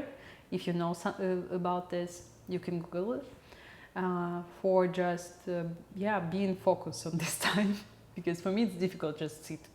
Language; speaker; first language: English; non-native, learner; Russian